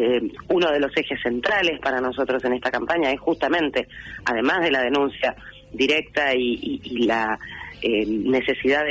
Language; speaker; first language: Spanish; native; Spanish